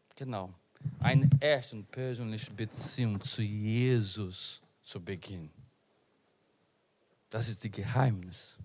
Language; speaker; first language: German; non-native, learner; Portuguese